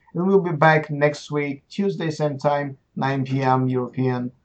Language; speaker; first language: English; non-native, fluent; Bulgarian